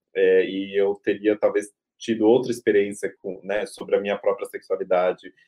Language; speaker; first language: Portuguese; native; Portuguese